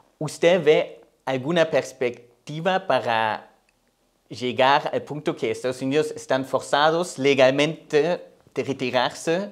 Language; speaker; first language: Spanish; non-native, fluent; German